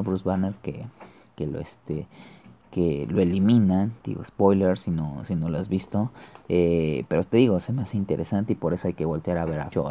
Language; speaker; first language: Spanish; native; Spanish